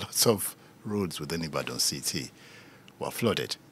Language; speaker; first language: English; non-native, local second language; Yoruba